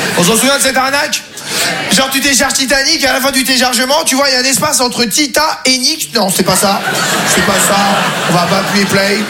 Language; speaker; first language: French; native; French